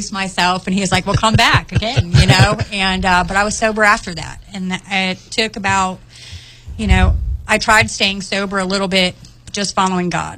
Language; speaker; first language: English; native; English